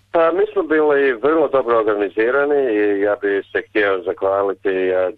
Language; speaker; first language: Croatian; early bilingual, heritage; Croatian